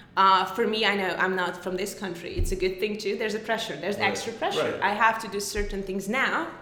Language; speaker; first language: English; non-native, fluent; Hungarian